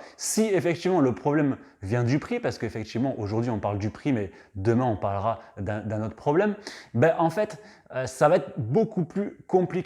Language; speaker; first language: French; native; French